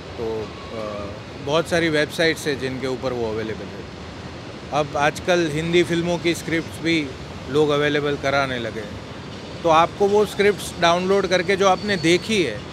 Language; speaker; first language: Hindi; non-native, local second language; Gujarati